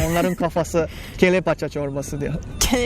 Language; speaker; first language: Turkish; non-native, learner; Japanese